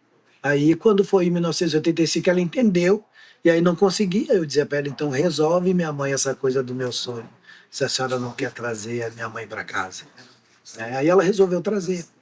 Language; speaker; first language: Portuguese; native; Portuguese